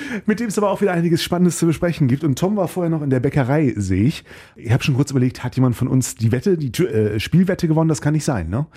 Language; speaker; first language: German; native; German